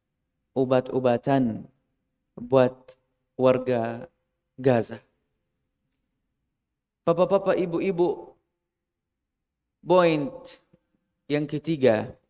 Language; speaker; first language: Indonesian; non-native, fluent; Arabic